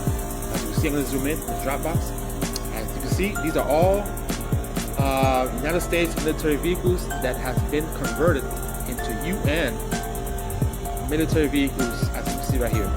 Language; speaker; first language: English; native; English